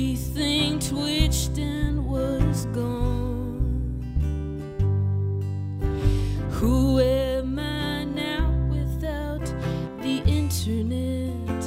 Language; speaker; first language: English; native; English